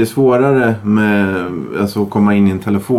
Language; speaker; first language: Swedish; native; Swedish